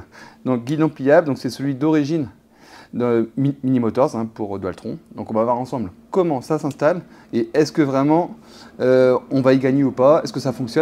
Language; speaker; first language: French; native; French